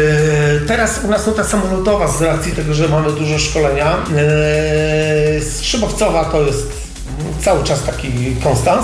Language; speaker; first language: Polish; native; Polish